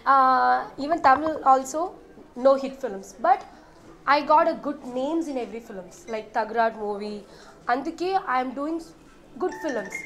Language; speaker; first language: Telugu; non-native, learner; Malayalam